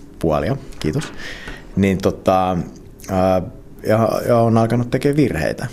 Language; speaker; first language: Finnish; non-native, local second language; Swedish